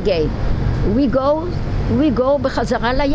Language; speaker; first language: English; non-native, learner; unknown